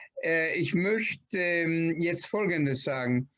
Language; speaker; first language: German; non-native, fluent; Italian